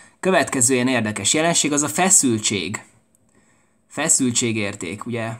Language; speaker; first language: Hungarian; native; Hungarian